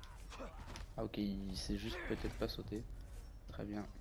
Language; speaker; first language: French; native; French